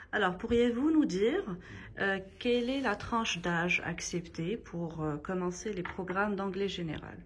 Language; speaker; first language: French; non-native, local second language; Arabic